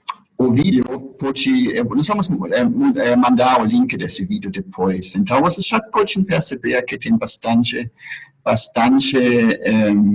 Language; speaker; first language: Portuguese; non-native, fluent; German